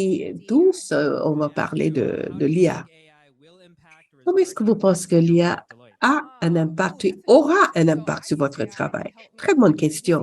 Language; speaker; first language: French; non-native, fluent; English